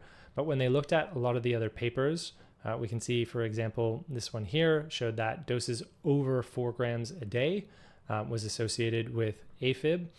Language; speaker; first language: English; native; English